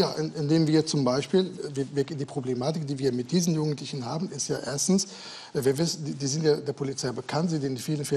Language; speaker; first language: German; native; German